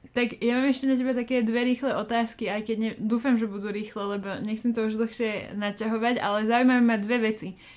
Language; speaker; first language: Slovak; native; Slovak